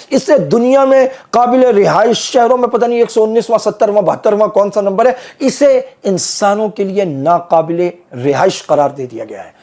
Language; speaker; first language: Urdu; native; Urdu